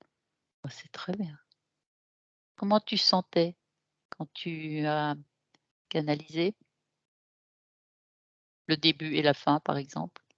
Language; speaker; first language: French; native; French